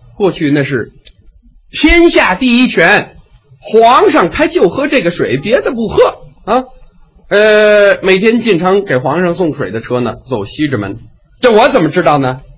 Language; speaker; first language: Chinese; non-native, fluent; English